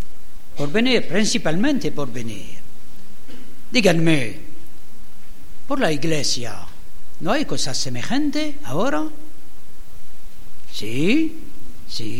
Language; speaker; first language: Spanish; non-native, learner; German